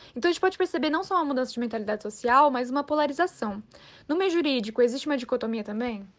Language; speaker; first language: Portuguese; native; Portuguese